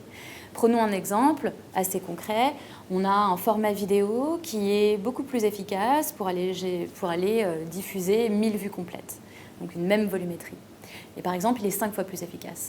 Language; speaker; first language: French; native; French